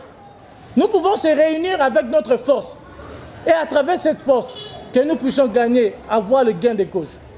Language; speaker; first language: French; non-native, local second language; Lingala